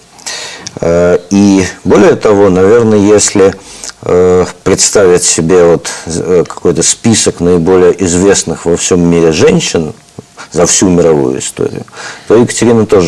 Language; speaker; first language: Russian; native; Russian